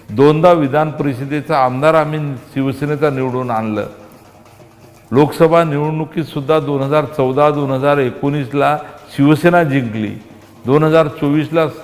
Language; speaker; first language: Marathi; native; Marathi